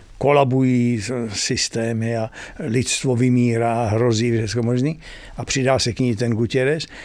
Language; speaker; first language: Czech; native; Czech